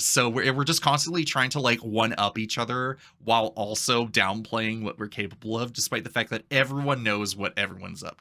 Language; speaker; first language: English; native; English